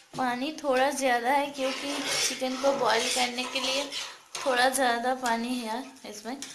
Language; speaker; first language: Hindi; non-native, local second language; Bangla